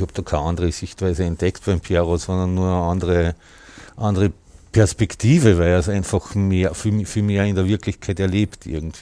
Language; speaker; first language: German; native; German